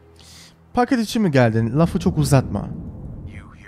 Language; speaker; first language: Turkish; early bilingual, heritage; Turkish